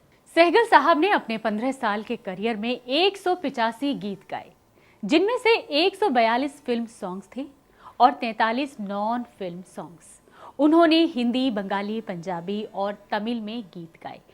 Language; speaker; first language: Hindi; native; Hindi